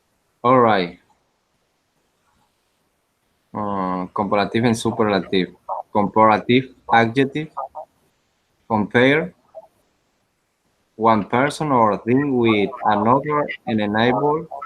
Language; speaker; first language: English; non-native, learner; Spanish